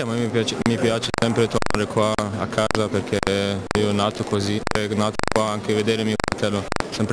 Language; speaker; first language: Italian; non-native, learner; German